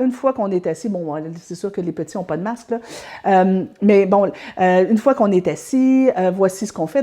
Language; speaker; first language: French; native; French